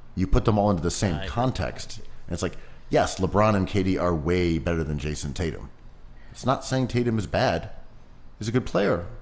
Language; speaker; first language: English; native; English